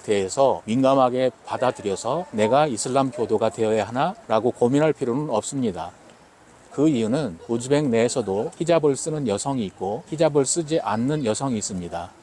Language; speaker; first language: Korean; native; Korean